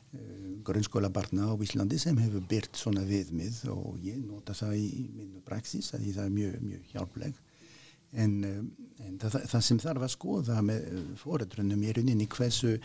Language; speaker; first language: Icelandic; non-native, fluent; French